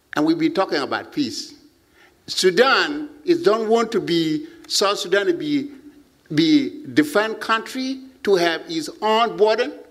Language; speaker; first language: English; non-native, learner; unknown